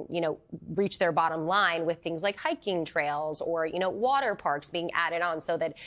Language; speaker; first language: English; native; English